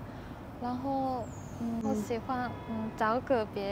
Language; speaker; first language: Chinese; non-native, learner; Japanese